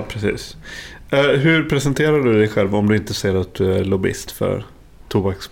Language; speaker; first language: Swedish; native; Swedish